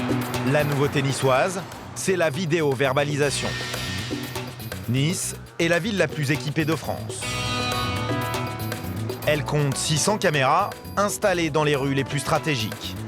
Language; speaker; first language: French; native; French